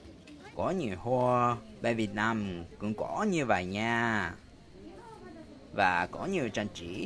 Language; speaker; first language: Vietnamese; non-native, learner; Japanese